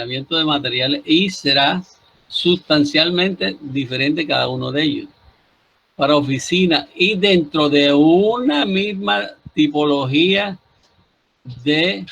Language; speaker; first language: Spanish; native; Spanish